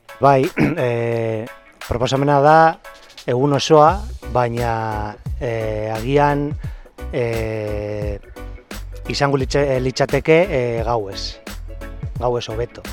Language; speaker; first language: Basque; non-native, learner; Spanish